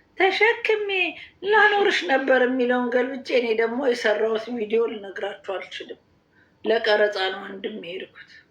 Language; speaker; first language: Amharic; native; Amharic